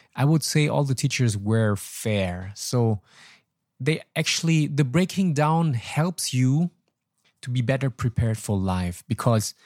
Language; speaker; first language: English; non-native, fluent; German